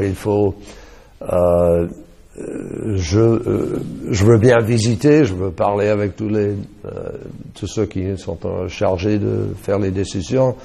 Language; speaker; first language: French; non-native, fluent; English